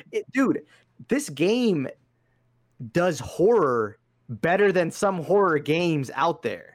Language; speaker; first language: English; early bilingual, other home language; Arabic